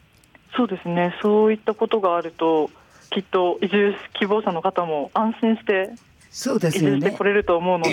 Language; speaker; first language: Japanese; native; Japanese